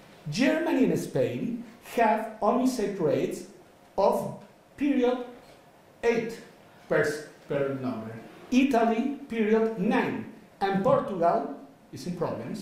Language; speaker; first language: English; non-native, fluent; Spanish